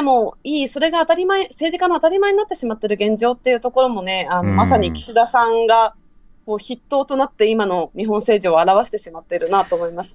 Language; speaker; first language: Japanese; native; Japanese